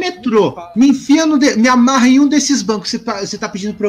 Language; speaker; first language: Portuguese; native; Portuguese